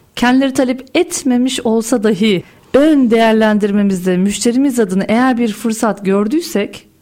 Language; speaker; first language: Turkish; native; Turkish